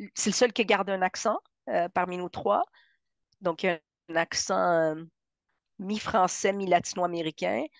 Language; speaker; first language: French; non-native, fluent; Spanish